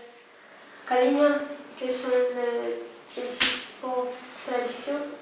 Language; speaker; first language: French; non-native, learner; Romanian